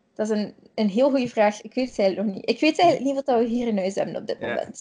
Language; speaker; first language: Dutch; native; Dutch